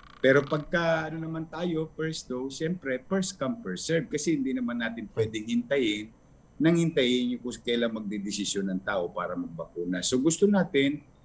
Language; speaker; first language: Filipino; native; Filipino